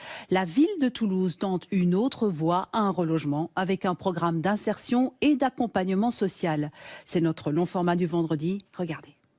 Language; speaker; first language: French; native; French